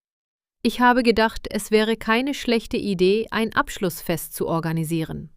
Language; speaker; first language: German; non-native, fluent; Hindi